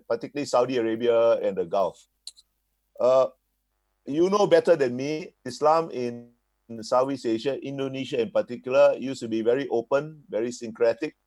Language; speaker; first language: English; native; English